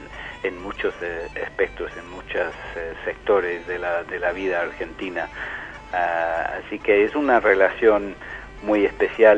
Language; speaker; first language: Spanish; non-native, fluent; English